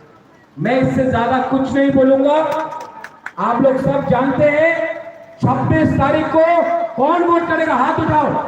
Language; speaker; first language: Hindi; non-native, local second language; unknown